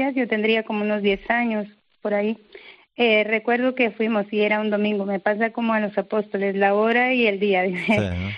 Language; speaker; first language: Spanish; native; Spanish